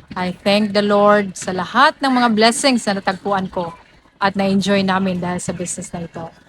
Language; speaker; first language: Filipino; non-native, local second language; Cebuano